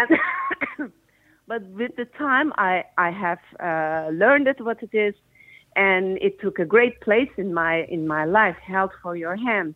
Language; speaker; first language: English; non-native, learner; Turkish